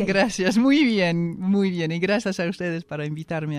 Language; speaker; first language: Spanish; non-native, fluent; English